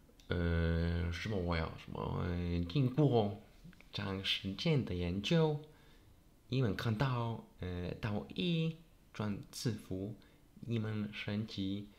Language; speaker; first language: Chinese; non-native, learner; Polish